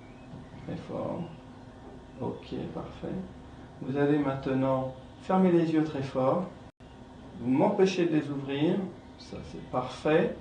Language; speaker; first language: French; native; French